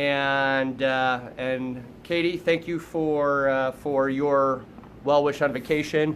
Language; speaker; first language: English; native; English